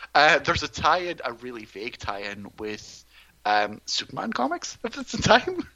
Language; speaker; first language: English; native; English